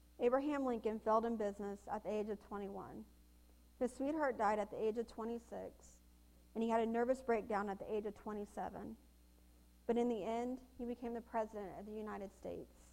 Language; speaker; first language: English; native; English